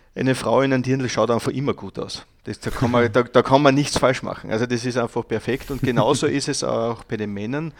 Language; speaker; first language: German; native; German